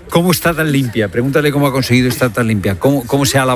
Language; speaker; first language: Spanish; native; Spanish